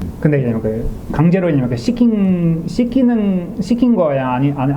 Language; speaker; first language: Korean; non-native, learner; English